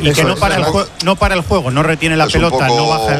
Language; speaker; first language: Spanish; native; Spanish